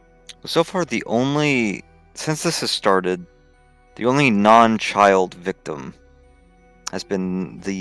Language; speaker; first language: English; native; English